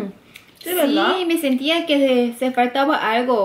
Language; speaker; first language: Spanish; non-native, fluent; Korean